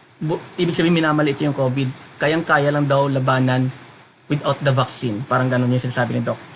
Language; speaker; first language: Filipino; non-native, local second language; Hiligaynon